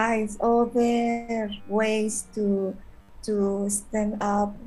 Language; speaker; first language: English; non-native, learner; Spanish